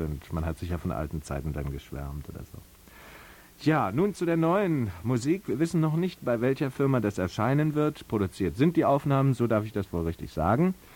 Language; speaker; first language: German; native; German